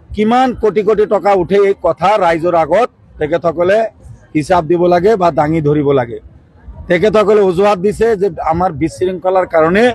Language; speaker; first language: Assamese; non-native, local second language; Bangla